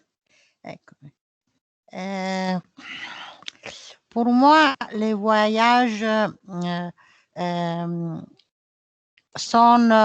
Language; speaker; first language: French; non-native, learner; Italian